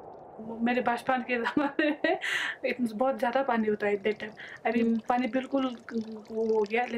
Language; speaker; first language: Hindi; non-native, local second language; Ladakhi